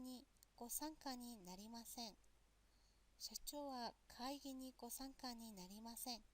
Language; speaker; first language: Japanese; non-native, fluent; Mongolian